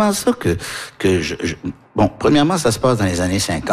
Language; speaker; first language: French; early bilingual, other home language; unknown